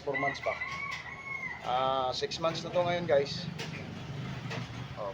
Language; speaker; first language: Filipino; non-native, local second language; Cebuano